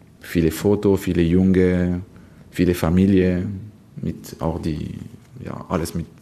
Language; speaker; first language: German; non-native, local second language; French